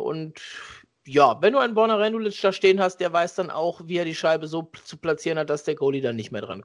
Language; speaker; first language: German; native; German